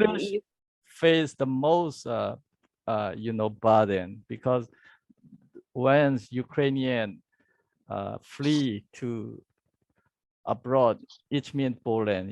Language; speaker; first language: English; non-native, learner; Burmese